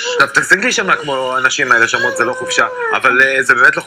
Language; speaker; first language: Hebrew; native; Hebrew